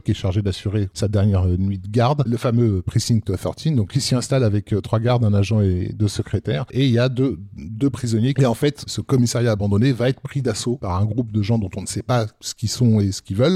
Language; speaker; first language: French; native; French